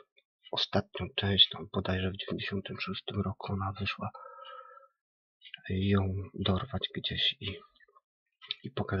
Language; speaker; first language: Polish; native; Polish